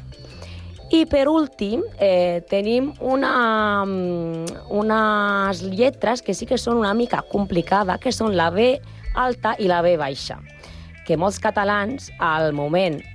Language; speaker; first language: Catalan; non-native, learner; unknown